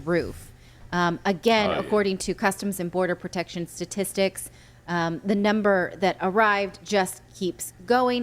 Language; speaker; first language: English; native; English